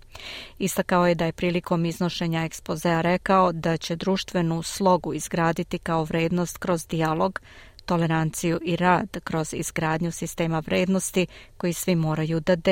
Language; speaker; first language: Croatian; native; Croatian